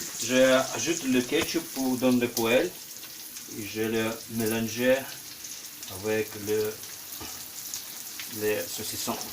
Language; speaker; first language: French; non-native, learner; Ukrainian